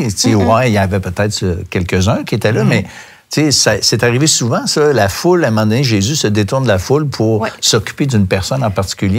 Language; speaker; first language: French; native; French